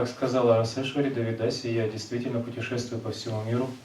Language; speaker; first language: Russian; native; Russian